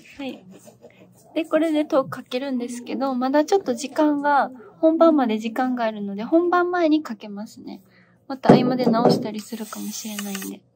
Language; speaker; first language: Japanese; native; Japanese